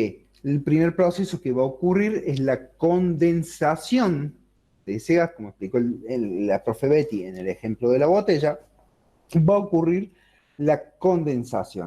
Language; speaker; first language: Spanish; native; Spanish